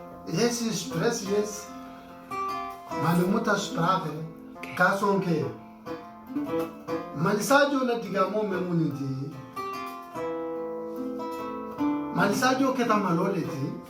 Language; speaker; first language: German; non-native, learner; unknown